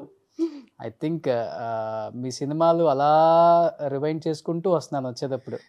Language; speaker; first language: Telugu; native; Telugu